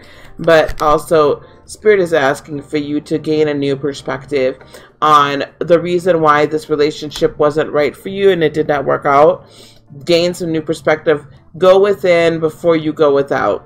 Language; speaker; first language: English; native; English